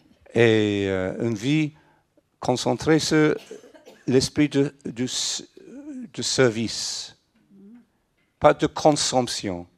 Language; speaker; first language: French; non-native, fluent; English